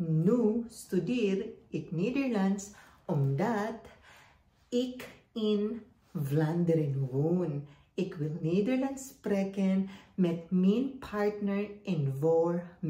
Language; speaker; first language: Dutch; non-native, learner; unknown